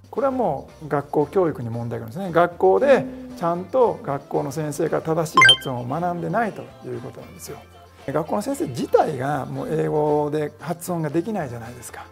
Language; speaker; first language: Japanese; native; Japanese